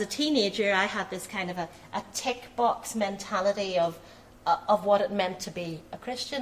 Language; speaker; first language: English; native; English